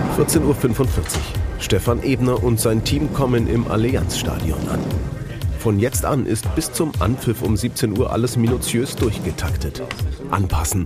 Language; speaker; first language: German; native; German